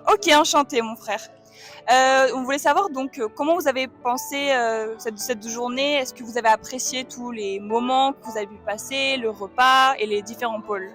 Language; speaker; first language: French; native; French